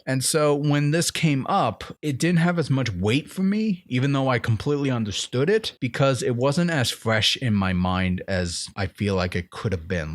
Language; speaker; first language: English; native; English